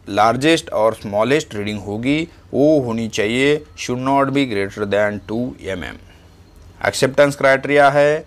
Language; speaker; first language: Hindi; non-native, local second language; Marathi